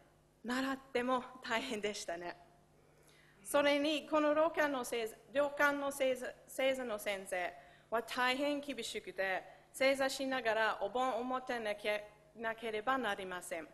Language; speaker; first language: Japanese; non-native, fluent; English